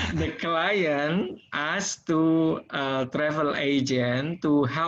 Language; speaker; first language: English; non-native, learner; Indonesian